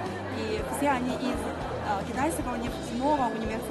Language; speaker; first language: Russian; non-native, learner; Chinese